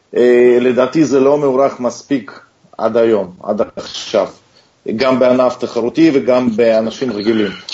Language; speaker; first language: Hebrew; non-native, fluent; Russian